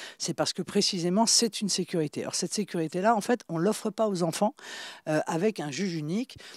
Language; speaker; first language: French; native; French